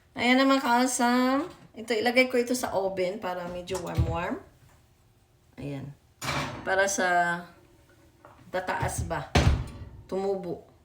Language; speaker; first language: Filipino; non-native, local second language; Cebuano